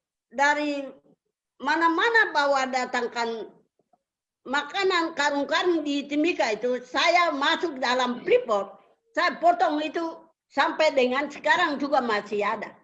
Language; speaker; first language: Indonesian; non-native, local second language; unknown